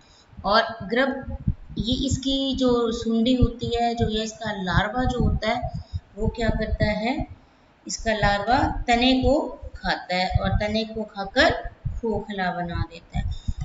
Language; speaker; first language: Hindi; native; Hindi